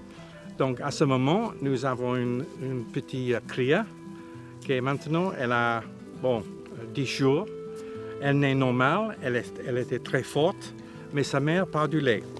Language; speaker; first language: French; non-native, learner; English